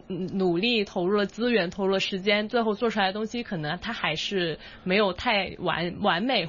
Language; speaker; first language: Chinese; non-native, local second language; Cantonese